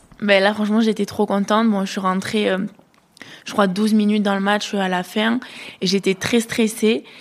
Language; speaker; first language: French; native; French